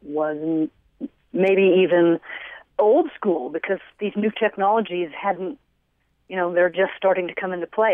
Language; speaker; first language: English; native; English